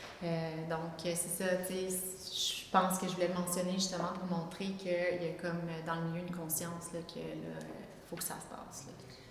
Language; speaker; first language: French; native; French